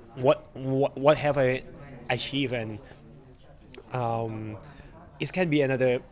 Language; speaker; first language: English; non-native, learner; Thai